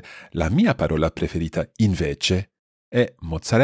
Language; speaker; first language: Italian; non-native, fluent; English